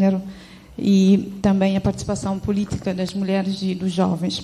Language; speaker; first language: Portuguese; non-native, local second language; Kabuverdianu